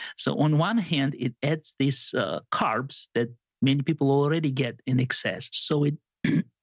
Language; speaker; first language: English; non-native, fluent; Georgian